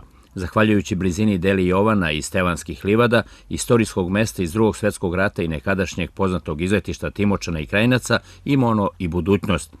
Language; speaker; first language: Serbian; native; Serbian